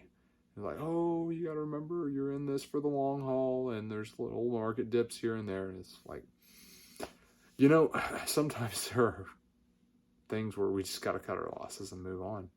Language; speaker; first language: English; native; English